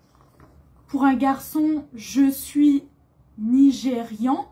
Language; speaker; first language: French; native; French